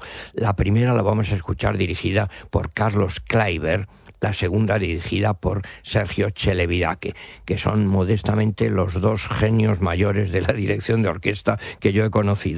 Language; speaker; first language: Spanish; native; Spanish